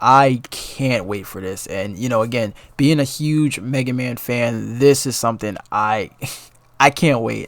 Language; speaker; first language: English; native; English